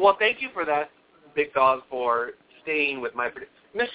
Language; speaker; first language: English; native; English